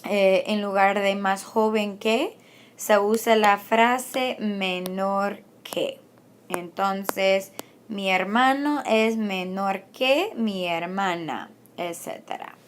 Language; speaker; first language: Spanish; non-native, fluent; English